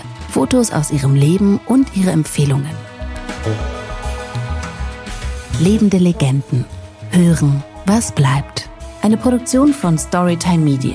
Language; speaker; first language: German; native; German